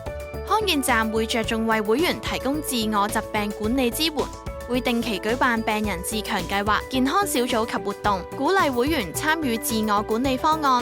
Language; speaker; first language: Cantonese; native; Cantonese